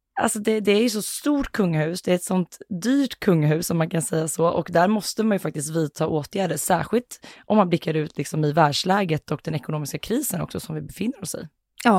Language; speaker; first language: Swedish; native; Swedish